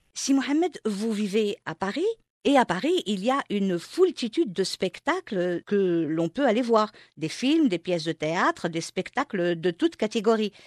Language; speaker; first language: French; non-native, local second language; Arabic